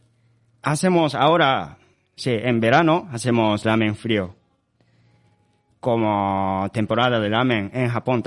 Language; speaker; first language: Spanish; non-native, learner; Japanese